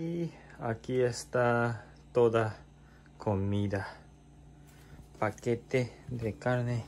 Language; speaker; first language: Spanish; non-native, learner; Japanese